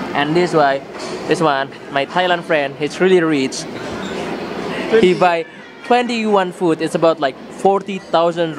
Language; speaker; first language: English; non-native, learner; Indonesian